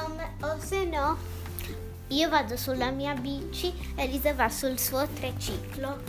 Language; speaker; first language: Italian; early bilingual, heritage; Italian